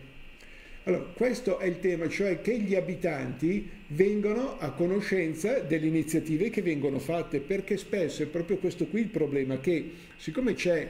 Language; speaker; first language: Italian; native; Italian